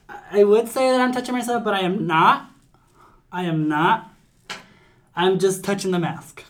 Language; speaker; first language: English; early bilingual, other home language; Spanish